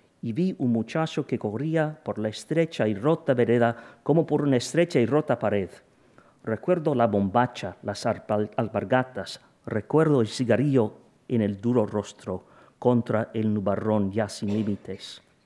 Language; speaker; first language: Spanish; non-native, fluent; English